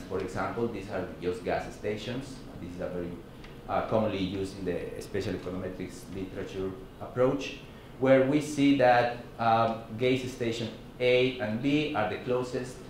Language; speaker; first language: English; non-native, fluent; Spanish